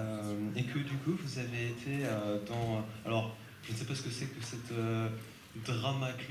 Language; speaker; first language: French; native; French